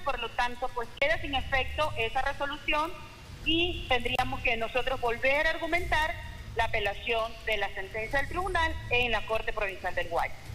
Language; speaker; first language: Spanish; native; Spanish